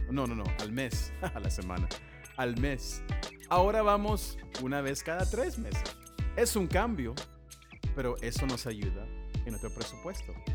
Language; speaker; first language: Spanish; early bilingual, other home language; English